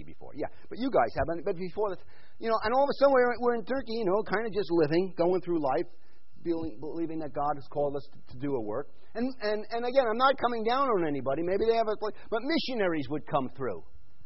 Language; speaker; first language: English; native; English